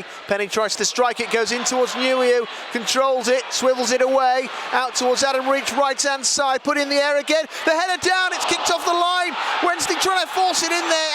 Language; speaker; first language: English; native; English